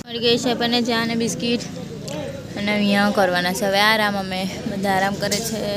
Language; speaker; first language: Gujarati; non-native, local second language; Kukna